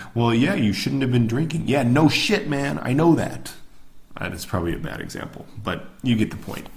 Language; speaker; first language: English; native; English